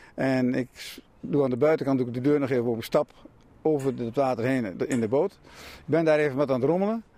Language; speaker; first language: Dutch; native; Dutch